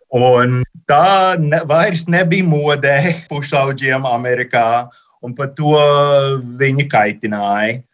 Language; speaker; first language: Latvian; early bilingual, heritage; Latvian